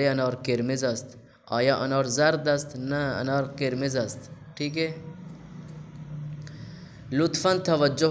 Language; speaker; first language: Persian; non-native, fluent; Urdu